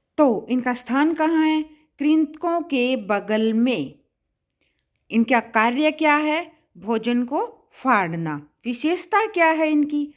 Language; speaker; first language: Hindi; native; Hindi